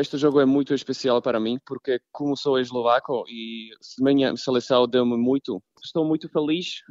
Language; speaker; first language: Portuguese; non-native, fluent; Slovak